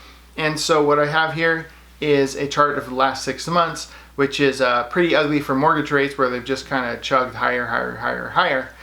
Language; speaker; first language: English; native; English